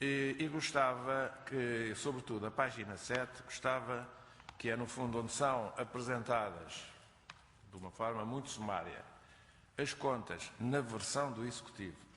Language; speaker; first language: Portuguese; native; Portuguese